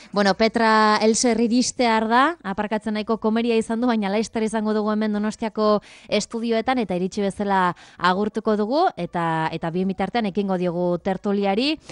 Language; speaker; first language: Basque; native; Basque